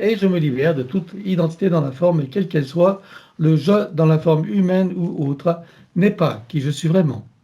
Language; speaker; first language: French; native; French